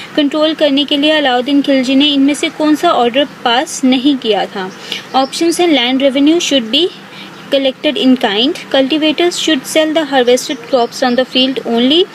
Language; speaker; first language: Hindi; native; Hindi